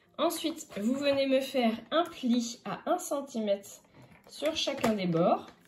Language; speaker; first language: French; native; French